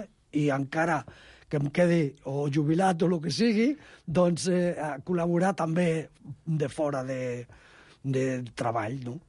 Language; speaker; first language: Catalan; non-native, local second language; Spanish